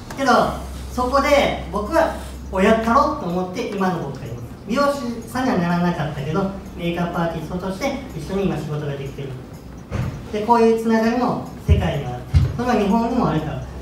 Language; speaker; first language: Japanese; native; Japanese